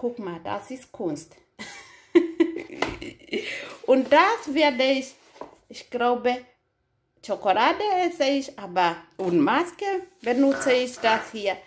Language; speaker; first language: German; non-native, fluent; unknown